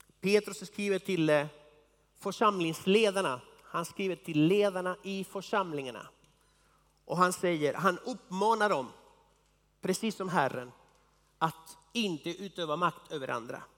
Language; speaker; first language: Swedish; non-native, fluent; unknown